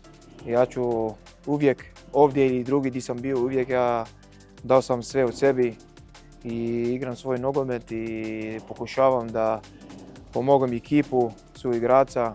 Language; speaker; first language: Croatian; non-native, fluent; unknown